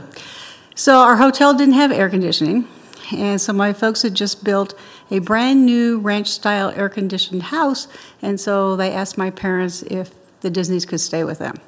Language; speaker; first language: English; native; English